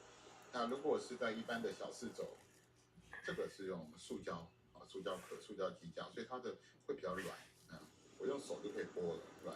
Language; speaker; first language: Chinese; native; Chinese